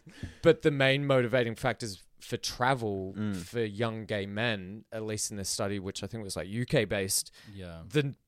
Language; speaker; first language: English; non-native, local second language; Filipino